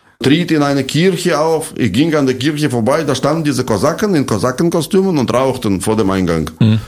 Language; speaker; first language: German; non-native, fluent; Russian